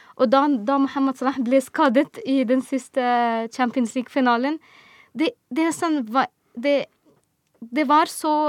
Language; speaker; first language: Norwegian; non-native, fluent; Arabic